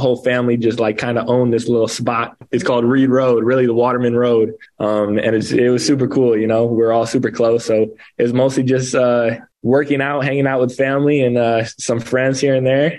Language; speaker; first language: English; native; English